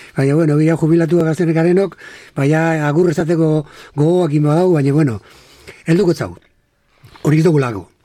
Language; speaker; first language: Basque; native; Basque